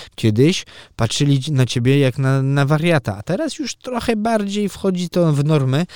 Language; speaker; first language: Polish; early bilingual, heritage; Polish